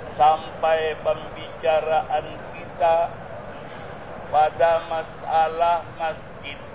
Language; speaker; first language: Indonesian; non-native, local second language; Banjar